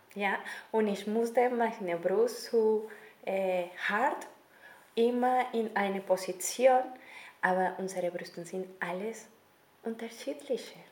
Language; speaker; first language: German; non-native, learner; Spanish